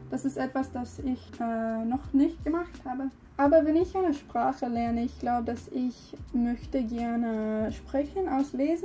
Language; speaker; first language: German; non-native, learner; English